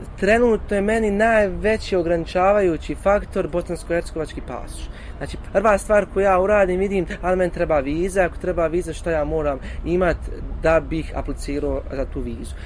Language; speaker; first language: Bosnian; native; Bosnian